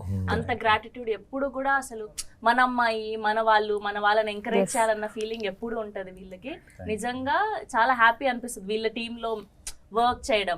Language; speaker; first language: Telugu; native; Telugu